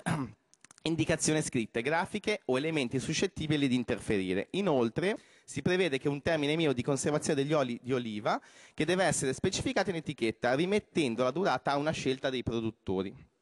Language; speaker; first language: Italian; native; Italian